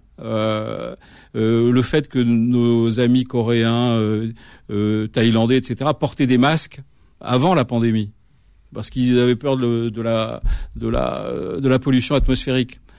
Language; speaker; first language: French; native; French